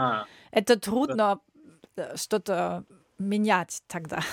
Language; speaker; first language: Russian; non-native, learner; German